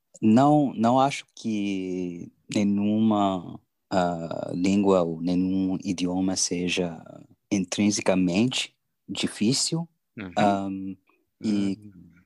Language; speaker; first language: Portuguese; non-native, learner; English